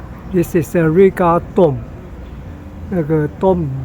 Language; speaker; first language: English; non-native, learner; Chinese